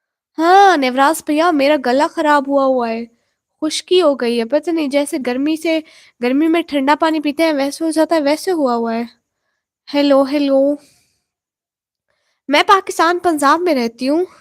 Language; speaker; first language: Hindi; non-native, local second language; Punjabi